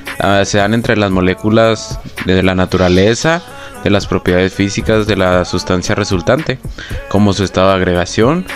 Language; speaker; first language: Spanish; native; Spanish